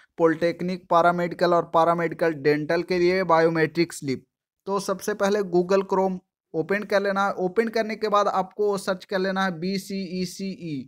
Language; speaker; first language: Hindi; native; Hindi